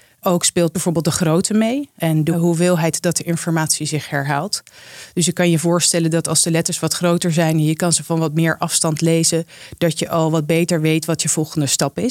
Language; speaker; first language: Dutch; native; Dutch